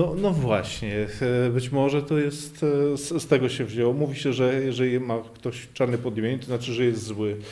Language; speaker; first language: Polish; non-native, local second language; Kashubian